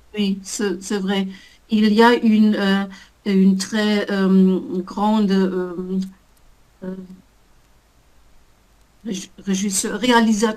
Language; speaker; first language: French; non-native, learner; German